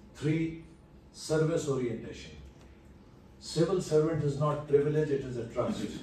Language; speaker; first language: English; non-native, local second language; Urdu